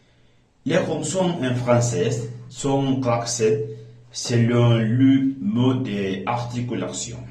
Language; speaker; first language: French; non-native, learner; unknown